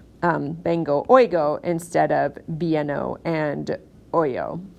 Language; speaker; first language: Spanish; non-native, fluent; English